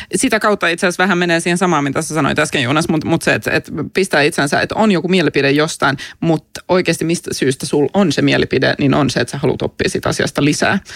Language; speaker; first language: Finnish; native; Finnish